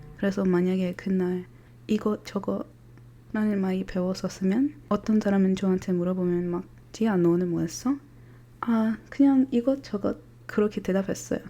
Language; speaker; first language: Korean; non-native, fluent; English